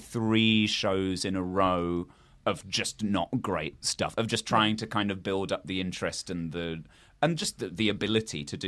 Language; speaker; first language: English; native; English